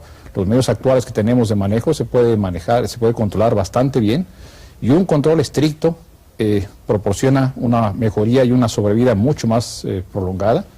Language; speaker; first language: Spanish; native; Spanish